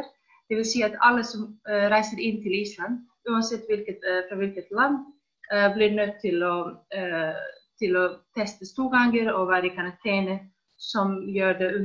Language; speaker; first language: Swedish; non-native, fluent; Icelandic